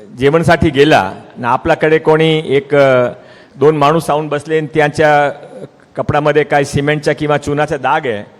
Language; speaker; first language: Marathi; non-native, local second language; Hindi